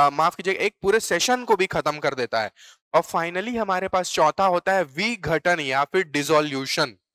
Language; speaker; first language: Hindi; native; Hindi